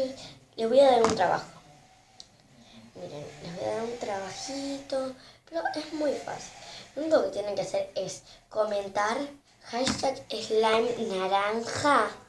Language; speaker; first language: Spanish; native; Spanish